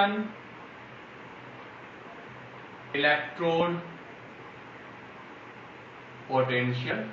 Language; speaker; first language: English; non-native, local second language; Hindi